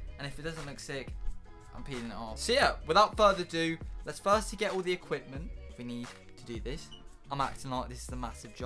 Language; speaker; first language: English; native; English